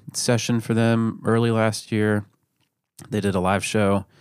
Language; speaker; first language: English; native; English